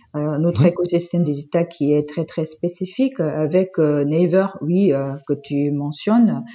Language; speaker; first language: French; non-native, fluent; Korean